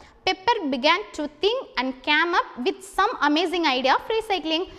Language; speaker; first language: English; non-native, local second language; Tamil